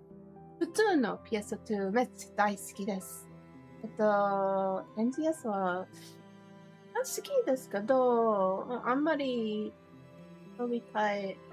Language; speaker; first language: Japanese; non-native, learner; English